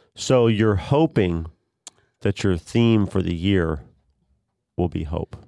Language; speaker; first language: English; native; English